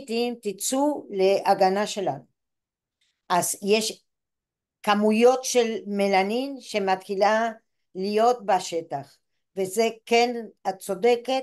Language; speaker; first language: Hebrew; non-native, fluent; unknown